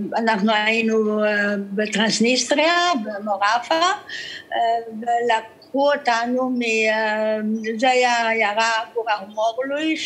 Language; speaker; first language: Hebrew; early bilingual, other home language; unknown